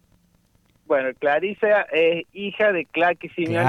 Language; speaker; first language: Spanish; native; Spanish